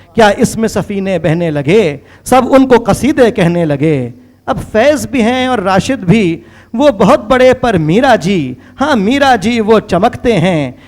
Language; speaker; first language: Urdu; native; Urdu